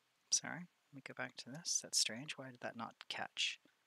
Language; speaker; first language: English; native; English